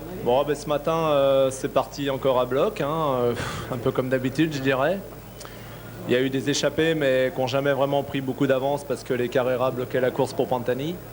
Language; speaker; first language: French; native; French